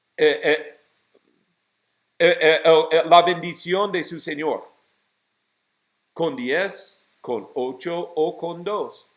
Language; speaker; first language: Spanish; non-native, fluent; English